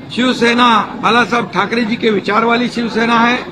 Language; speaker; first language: Hindi; non-native, local second language; Marathi